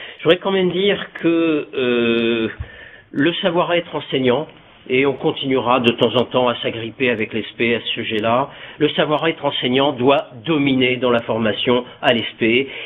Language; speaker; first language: French; native; French